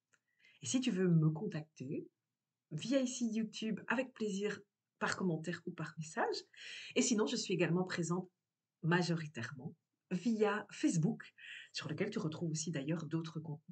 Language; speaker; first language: French; native; French